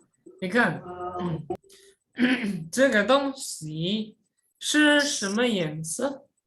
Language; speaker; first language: Chinese; non-native, fluent; Indonesian